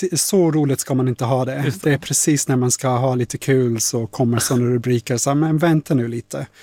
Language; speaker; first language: Swedish; non-native, fluent; English